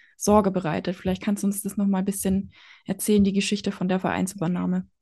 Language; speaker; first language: German; native; German